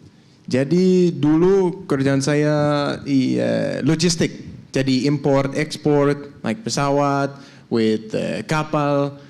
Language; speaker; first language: Indonesian; non-native, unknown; Danish